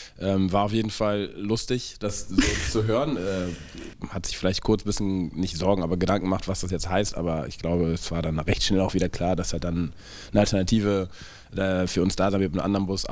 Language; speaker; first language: German; native; German